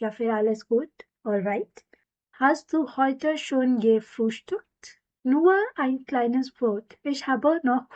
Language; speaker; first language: German; non-native, fluent; Hindi